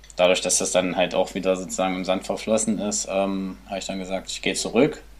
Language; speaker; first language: German; native; German